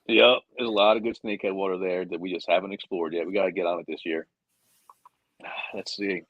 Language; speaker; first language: English; native; English